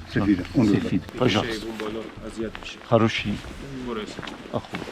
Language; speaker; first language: Russian; non-native, learner; Persian